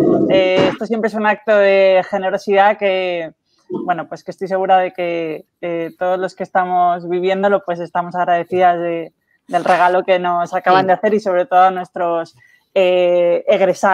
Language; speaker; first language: Spanish; native; Spanish